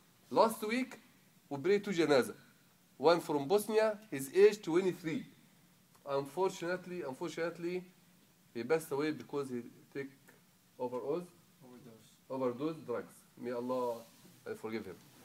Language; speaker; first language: English; non-native, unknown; Arabic